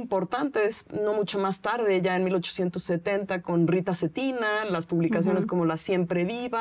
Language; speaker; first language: Spanish; native; Spanish